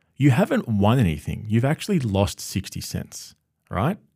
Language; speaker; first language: English; native; English